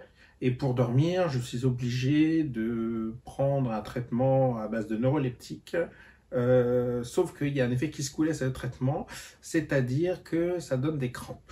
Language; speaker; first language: French; native; French